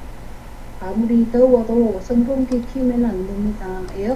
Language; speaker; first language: Korean; non-native, learner; Vietnamese